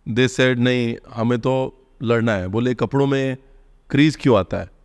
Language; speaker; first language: Hindi; native; Hindi